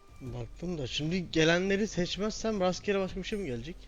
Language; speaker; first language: Turkish; native; Turkish